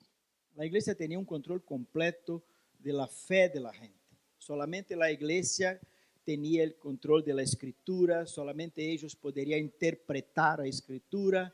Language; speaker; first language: Spanish; non-native, learner; Portuguese